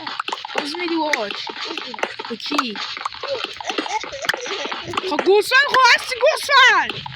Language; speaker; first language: Persian; native; Persian